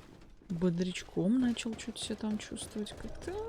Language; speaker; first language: Russian; native; Russian